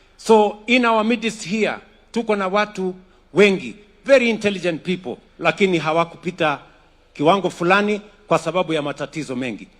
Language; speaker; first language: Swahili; non-native, local second language; Kalenjin